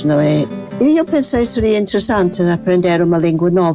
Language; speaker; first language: Portuguese; non-native, fluent; English